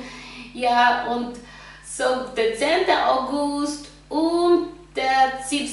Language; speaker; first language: German; non-native, fluent; English